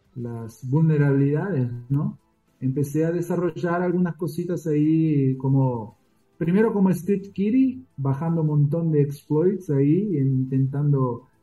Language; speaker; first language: Spanish; early bilingual, heritage; Spanish